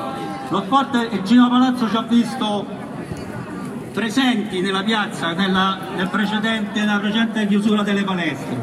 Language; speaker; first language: Italian; native; Italian